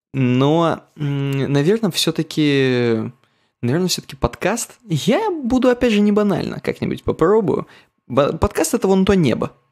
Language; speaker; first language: Russian; native; Russian